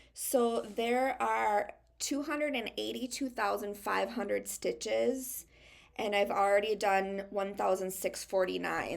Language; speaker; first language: English; native; English